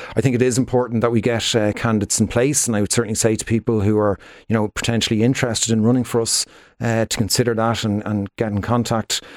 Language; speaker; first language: English; native; English